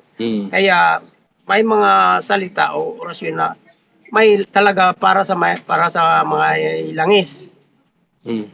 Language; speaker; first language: Filipino; non-native, local second language; Cebuano